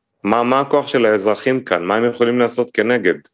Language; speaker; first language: Hebrew; native; Hebrew